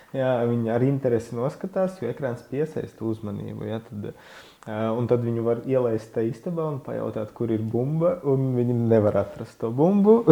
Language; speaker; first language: Latvian; non-native, local second language; Russian